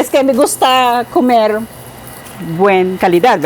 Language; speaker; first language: Spanish; non-native, learner; Filipino